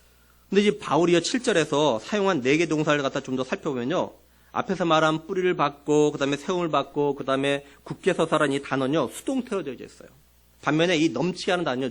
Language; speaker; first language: Korean; native; Korean